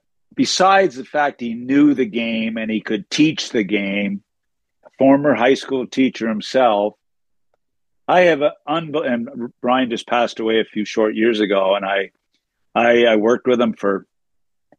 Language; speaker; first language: English; native; English